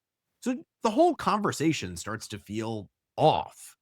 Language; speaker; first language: English; native; English